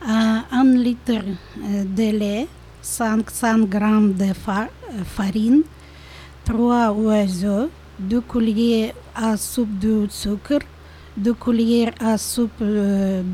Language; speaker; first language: French; non-native, learner; Ukrainian